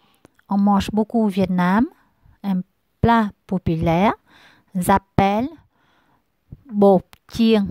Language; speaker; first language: French; non-native, learner; Vietnamese